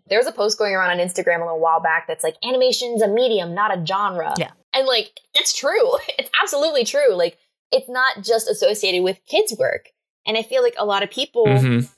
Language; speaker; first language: English; native; English